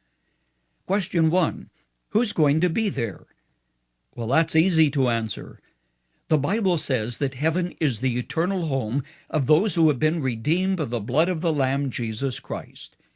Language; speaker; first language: English; native; English